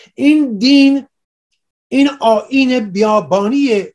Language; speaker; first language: Persian; non-native, local second language; Assyrian Neo-Aramaic